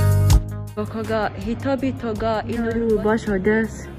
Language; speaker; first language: Japanese; non-native, learner; Arabic